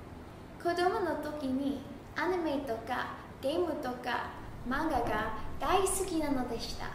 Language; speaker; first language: Japanese; non-native, learner; English